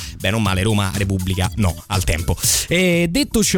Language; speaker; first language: Italian; native; Italian